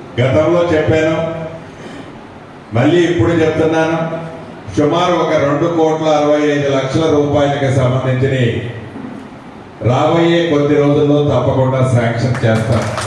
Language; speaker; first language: Telugu; native; Telugu